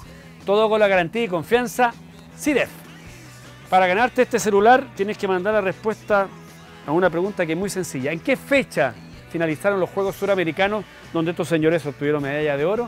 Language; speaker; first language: Spanish; native; Spanish